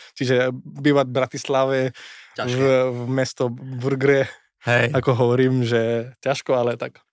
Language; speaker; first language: Slovak; non-native, fluent; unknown